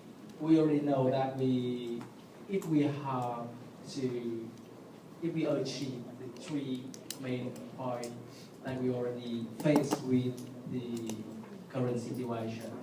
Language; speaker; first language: English; non-native, learner; Vietnamese